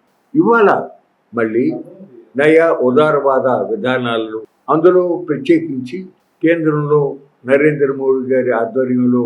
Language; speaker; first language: Telugu; native; Telugu